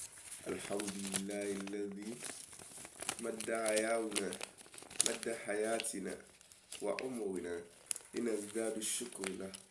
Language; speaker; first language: Arabic; non-native, learner; Yoruba